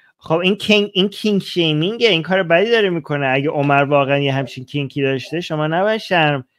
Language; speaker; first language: Persian; native; Persian